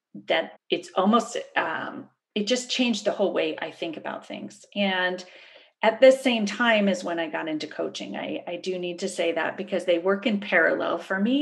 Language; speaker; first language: English; native; English